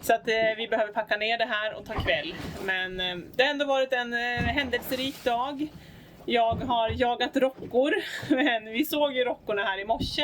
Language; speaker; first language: Swedish; native; Swedish